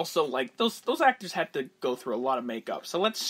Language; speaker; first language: English; native; English